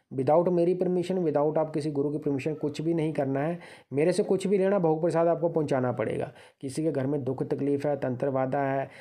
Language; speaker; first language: Hindi; native; Hindi